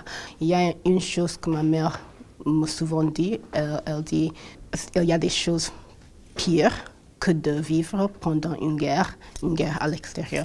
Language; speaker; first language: French; non-native, fluent; English